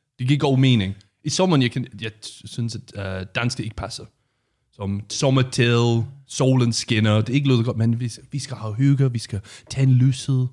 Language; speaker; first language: Danish; non-native, learner; English